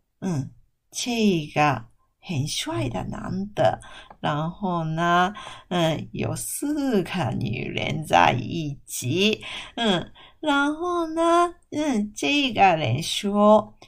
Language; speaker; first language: Chinese; non-native, fluent; Japanese